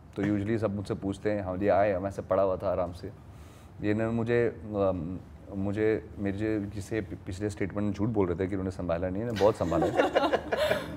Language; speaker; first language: Hindi; native; Hindi